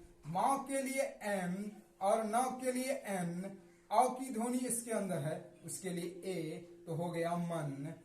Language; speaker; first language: Hindi; native; Hindi